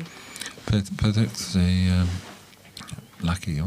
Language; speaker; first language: French; non-native, learner; English